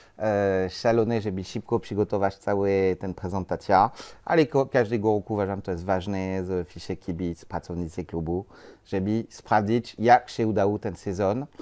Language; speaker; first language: Polish; non-native, learner; French